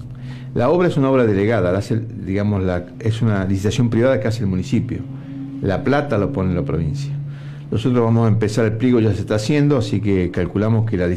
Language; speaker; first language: Spanish; native; Spanish